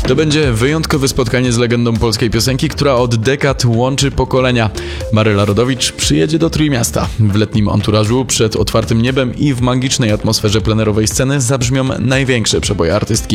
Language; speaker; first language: Polish; native; Polish